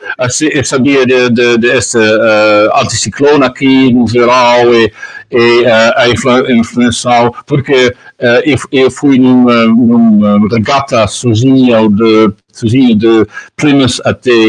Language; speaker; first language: Portuguese; non-native, learner; Dutch